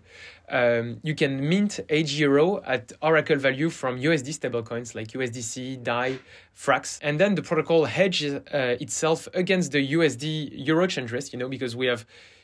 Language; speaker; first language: English; non-native, fluent; French